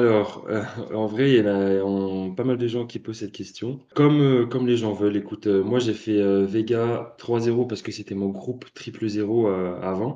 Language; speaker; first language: French; native; French